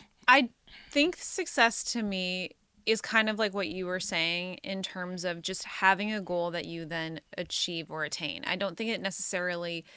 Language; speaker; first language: English; native; English